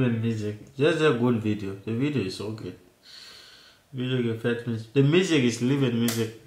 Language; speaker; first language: German; non-native, learner; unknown